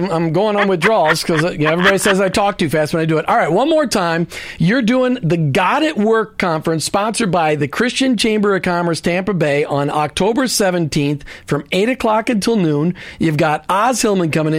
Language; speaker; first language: English; native; English